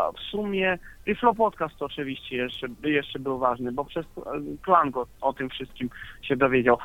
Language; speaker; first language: Polish; non-native, fluent; Russian